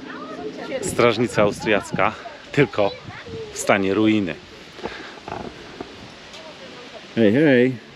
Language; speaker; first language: Polish; native; Polish